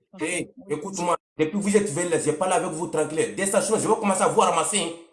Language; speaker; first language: French; non-native, local second language; Bambara